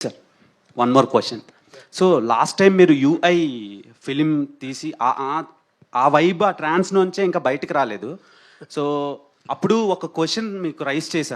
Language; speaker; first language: Telugu; native; Telugu